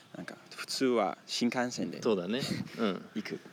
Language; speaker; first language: Japanese; non-native, learner; Danish